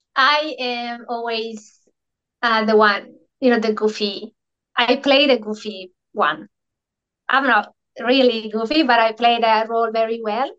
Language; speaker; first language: English; non-native, fluent; Italian